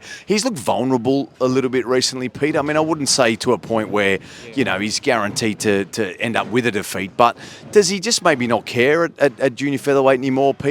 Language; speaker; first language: English; native; English